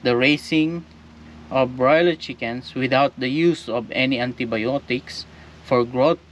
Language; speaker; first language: English; non-native, local second language; Filipino